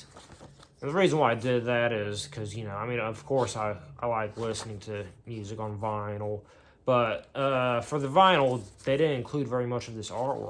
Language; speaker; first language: English; native; English